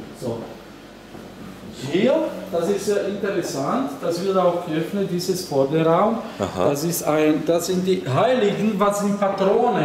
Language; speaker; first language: German; non-native, learner; Slovak